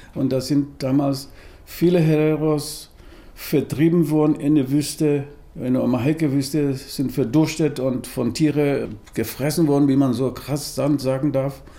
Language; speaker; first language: German; non-native, fluent; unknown